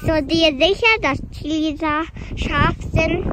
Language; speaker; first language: German; early bilingual, other home language; Indonesian